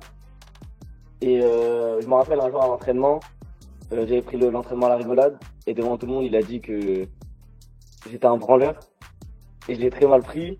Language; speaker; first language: French; native; French